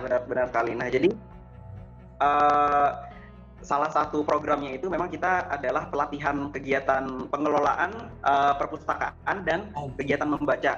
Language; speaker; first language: Indonesian; non-native, local second language; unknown